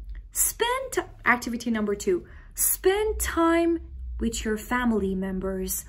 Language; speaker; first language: English; non-native, fluent; Persian